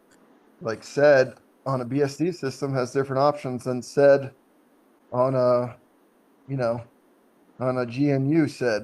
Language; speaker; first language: English; native; English